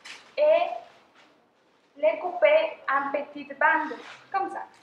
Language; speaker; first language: French; non-native, fluent; Spanish